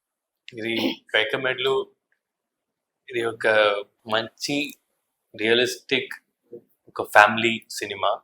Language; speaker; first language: Telugu; non-native, learner; Tamil